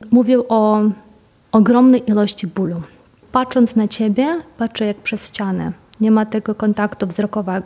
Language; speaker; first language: Polish; non-native, fluent; Ukrainian